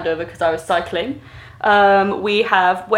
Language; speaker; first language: English; native; English